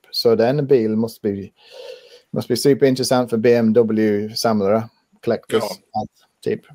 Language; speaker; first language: Swedish; non-native, fluent; English